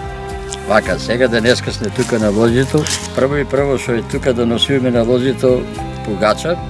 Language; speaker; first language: Macedonian; native; Macedonian